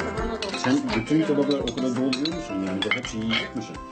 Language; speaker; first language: Turkish; non-native, learner; Dutch